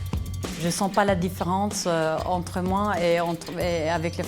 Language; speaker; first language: French; non-native, fluent; Albanian